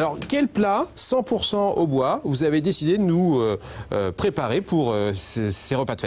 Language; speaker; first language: French; native; French